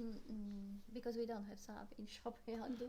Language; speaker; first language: English; non-native, learner; Polish